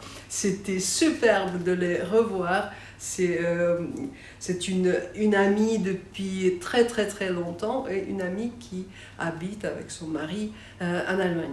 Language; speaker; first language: French; non-native, fluent; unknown